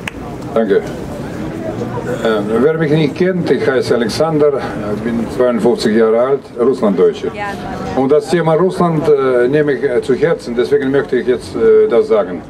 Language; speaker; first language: German; non-native, fluent; Russian